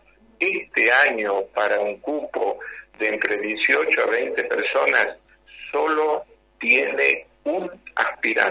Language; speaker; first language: Spanish; native; Spanish